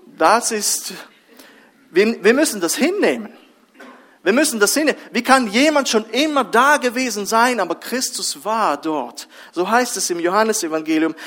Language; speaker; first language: German; early bilingual, other home language; Russian